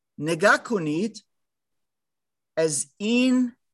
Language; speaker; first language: Persian; non-native, learner; German